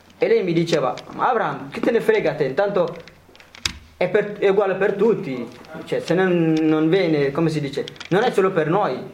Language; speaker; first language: Italian; non-native, fluent; Tigrinya